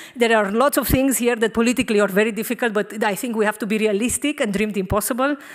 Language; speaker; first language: English; non-native, fluent; Romanian